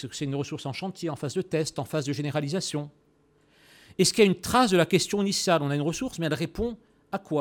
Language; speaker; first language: French; native; French